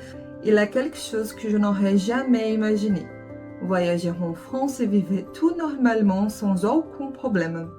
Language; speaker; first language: French; non-native, learner; Portuguese